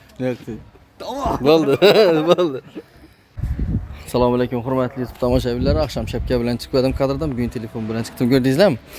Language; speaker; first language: Uzbek; native; Uzbek